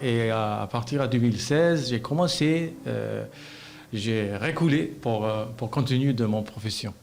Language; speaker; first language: French; non-native, learner; Albanian